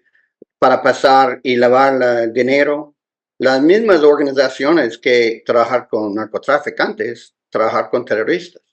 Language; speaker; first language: Spanish; non-native, learner; English